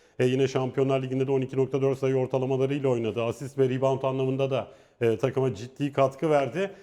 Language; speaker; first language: Turkish; native; Turkish